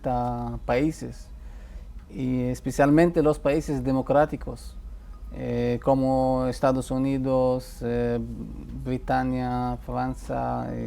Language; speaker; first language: Spanish; non-native, fluent; Hebrew